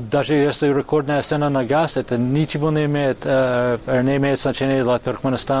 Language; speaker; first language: Russian; non-native, fluent; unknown